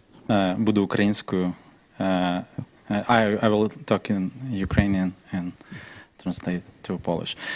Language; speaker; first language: English; non-native, learner; Ukrainian